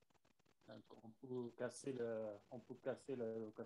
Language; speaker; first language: French; non-native, learner; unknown